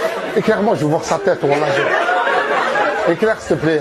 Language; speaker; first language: French; native; French